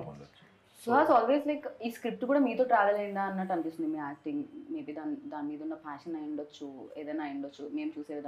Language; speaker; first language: Telugu; native; Telugu